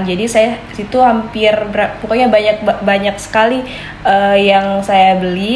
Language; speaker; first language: Indonesian; native; Indonesian